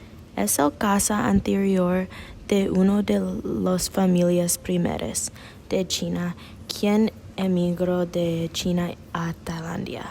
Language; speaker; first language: Spanish; non-native, learner; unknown